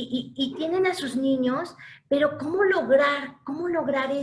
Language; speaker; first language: Spanish; native; Spanish